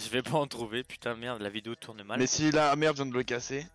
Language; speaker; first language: French; native; French